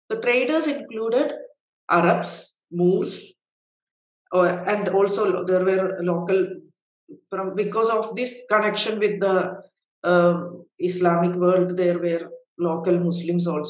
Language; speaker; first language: English; non-native, local second language; Malayalam